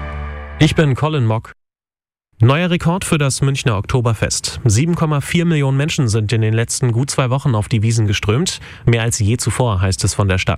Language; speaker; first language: German; native; German